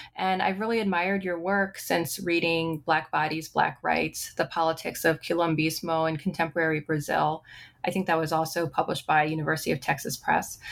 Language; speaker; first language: English; native; English